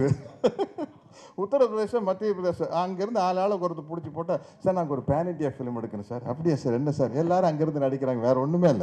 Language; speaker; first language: Tamil; native; Tamil